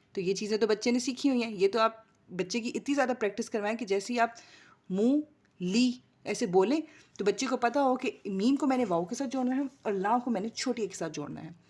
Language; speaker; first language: Urdu; native; Urdu